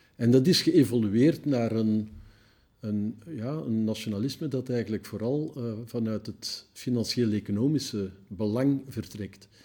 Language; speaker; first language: Dutch; native; Dutch